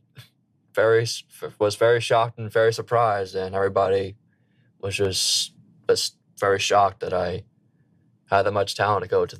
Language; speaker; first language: English; native; English